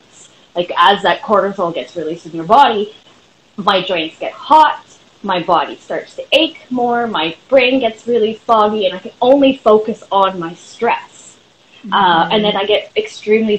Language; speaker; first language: English; native; English